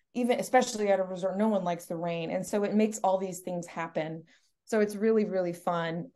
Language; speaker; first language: English; native; English